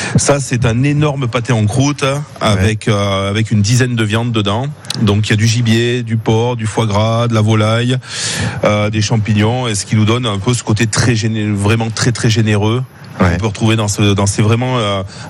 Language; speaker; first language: French; native; French